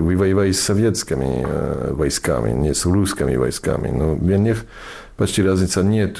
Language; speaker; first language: Russian; non-native, fluent; English